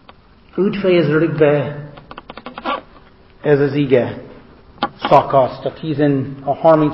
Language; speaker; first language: Hungarian; non-native, learner; English